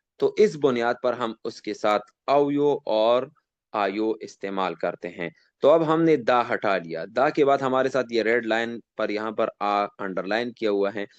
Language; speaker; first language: Urdu; non-native, local second language; Pashto